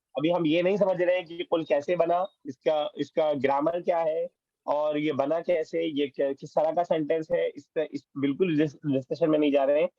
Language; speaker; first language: Urdu; native; Urdu